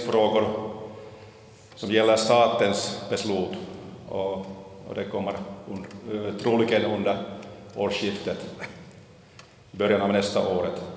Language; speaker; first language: Swedish; non-native, local second language; Finnish